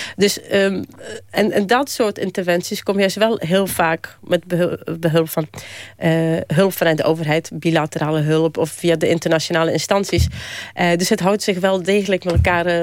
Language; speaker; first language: Dutch; early bilingual, other home language; Polish